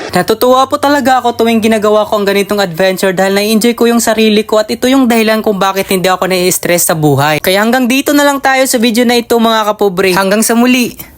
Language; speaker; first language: Filipino; non-native, local second language; Cebuano